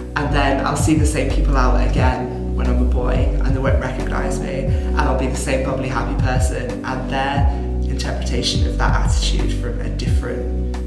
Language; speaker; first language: English; native; English